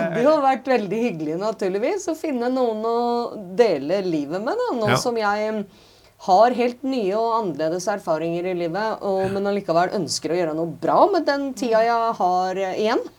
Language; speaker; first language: Norwegian; native; Norwegian